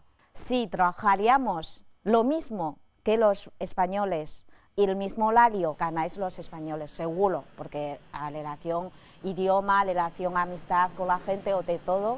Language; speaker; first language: Spanish; non-native, fluent; Chinese